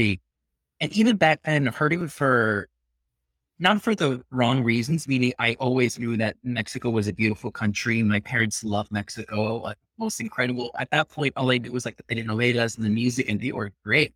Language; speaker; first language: English; early bilingual, other home language; Spanish